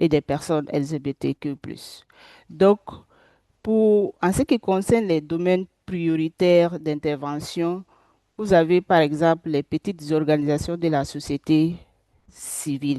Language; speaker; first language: French; non-native, local second language; Susu